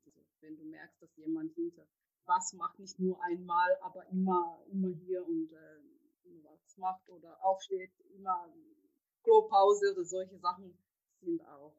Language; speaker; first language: German; non-native, fluent; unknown